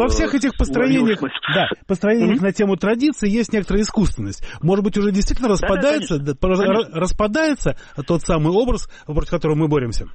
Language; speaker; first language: Russian; native; Russian